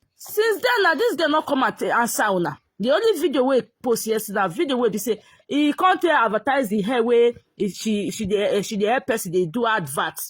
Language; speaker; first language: Nigerian Pidgin; native; Nigerian Pidgin